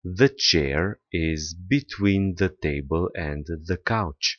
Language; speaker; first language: English; non-native, fluent; Romanian